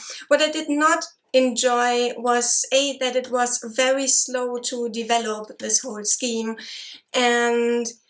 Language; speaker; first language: English; non-native, fluent; German